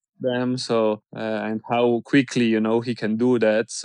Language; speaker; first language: English; non-native, fluent; German